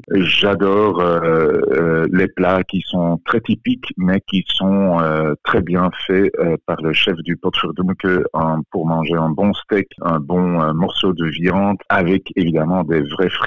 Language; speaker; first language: French; non-native, local second language; Dutch